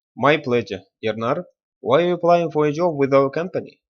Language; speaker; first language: English; non-native, learner; Kazakh